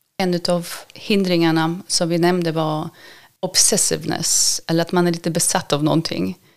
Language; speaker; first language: Swedish; early bilingual, other home language; Polish